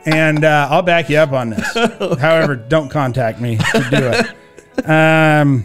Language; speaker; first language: English; native; English